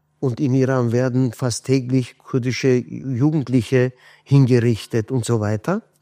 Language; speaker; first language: German; non-native, fluent; Kurdish